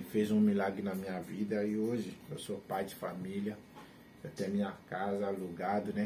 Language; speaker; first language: Portuguese; non-native, learner; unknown